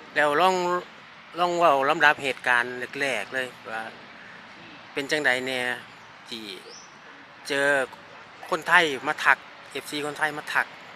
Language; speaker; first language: Thai; native; Thai